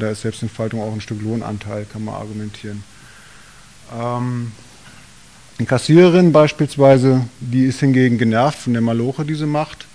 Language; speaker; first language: German; native; German